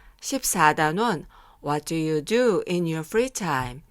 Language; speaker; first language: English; non-native, fluent; Korean